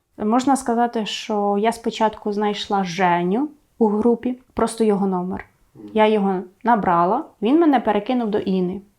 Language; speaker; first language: Ukrainian; native; Ukrainian